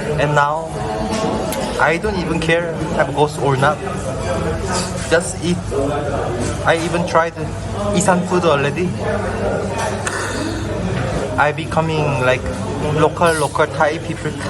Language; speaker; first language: English; non-native, learner; Korean